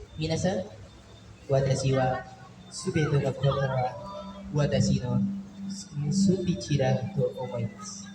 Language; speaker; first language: Japanese; non-native, learner; Indonesian